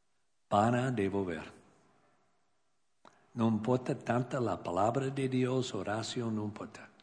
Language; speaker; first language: Spanish; non-native, learner; English